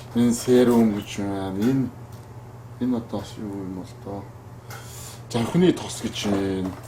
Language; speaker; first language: Mongolian; native; Mongolian